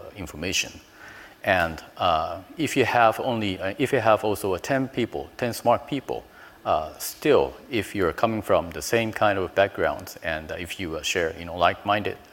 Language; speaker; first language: English; non-native, fluent; Japanese